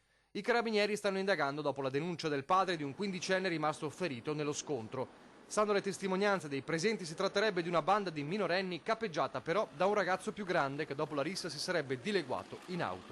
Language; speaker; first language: Italian; native; Italian